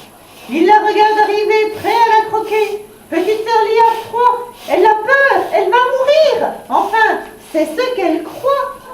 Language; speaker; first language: French; native; French